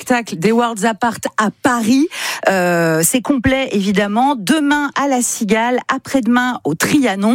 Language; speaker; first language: French; native; French